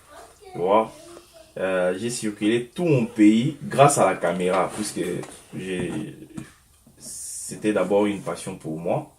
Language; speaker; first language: French; non-native, local second language; Lingala